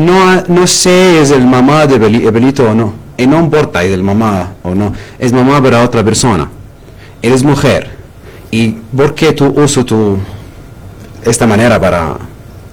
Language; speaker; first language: Spanish; non-native, learner; Arabic